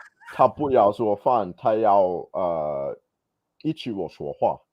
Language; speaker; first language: Chinese; non-native, learner; English